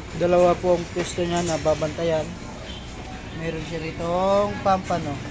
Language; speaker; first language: Filipino; native; Filipino